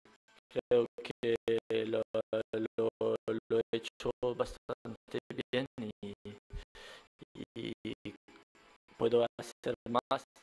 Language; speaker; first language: Spanish; non-native, learner; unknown